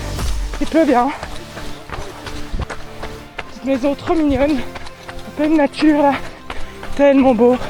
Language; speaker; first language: French; native; French